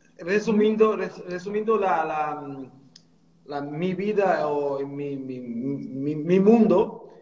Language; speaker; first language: Spanish; non-native, fluent; Portuguese